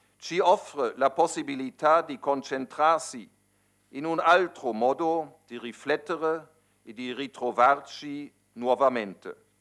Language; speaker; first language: Italian; non-native, fluent; German